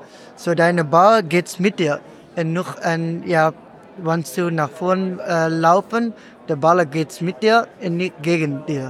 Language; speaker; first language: German; non-native, learner; Dutch